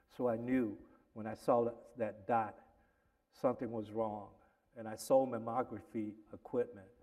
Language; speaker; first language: English; native; English